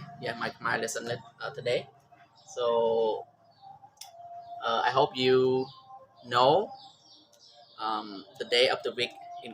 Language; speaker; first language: English; non-native, learner; Khmer